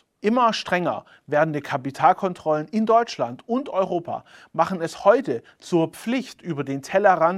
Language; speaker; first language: German; native; German